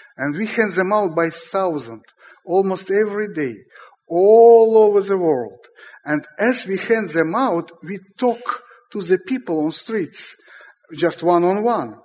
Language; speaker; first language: English; non-native, fluent; Russian